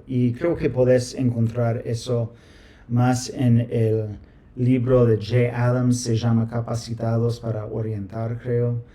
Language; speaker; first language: Spanish; non-native, fluent; English